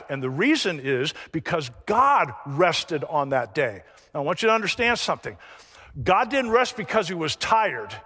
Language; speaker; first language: English; native; English